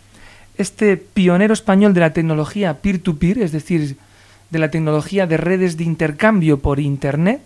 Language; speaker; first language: Spanish; native; Spanish